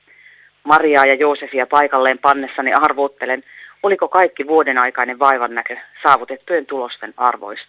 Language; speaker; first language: Finnish; native; Finnish